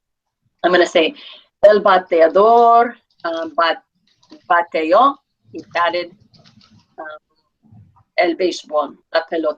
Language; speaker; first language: Spanish; non-native, fluent; English